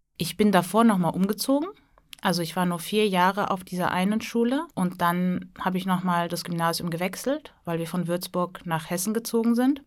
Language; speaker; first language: German; early bilingual, other home language; Turkish